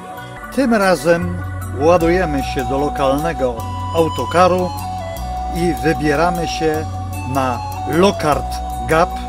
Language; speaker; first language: Polish; native; Polish